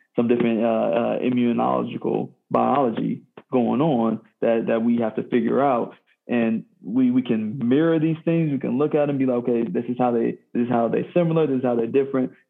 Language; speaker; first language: English; native; English